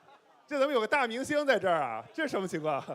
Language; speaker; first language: Chinese; native; Chinese